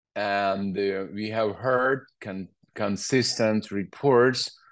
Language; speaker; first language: English; non-native, learner; Ukrainian